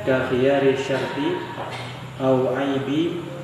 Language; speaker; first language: Arabic; non-native, learner; Indonesian